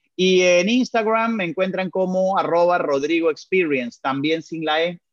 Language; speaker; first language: Spanish; native; Spanish